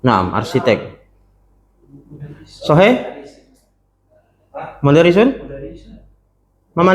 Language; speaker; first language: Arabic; non-native, fluent; Indonesian